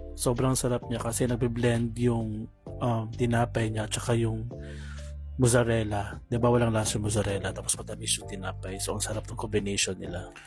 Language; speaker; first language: Filipino; native; Filipino